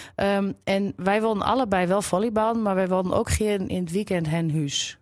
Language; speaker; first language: Dutch; native; Dutch